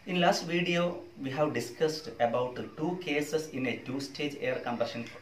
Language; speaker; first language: English; non-native, local second language; Malayalam